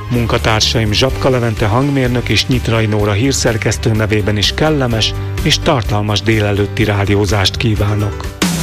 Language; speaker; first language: Hungarian; native; Hungarian